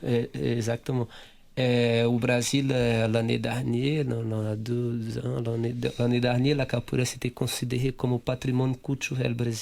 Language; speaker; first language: French; non-native, fluent; Portuguese